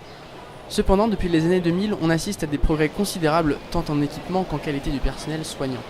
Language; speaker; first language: French; native; French